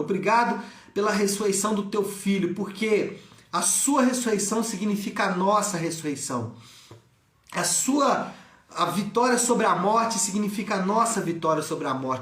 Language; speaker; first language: Portuguese; native; Portuguese